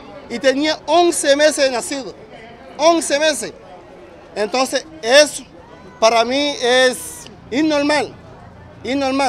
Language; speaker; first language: Spanish; non-native, fluent; Haitian Creole